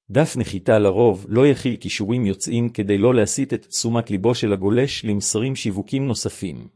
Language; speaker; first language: Hebrew; native; Hebrew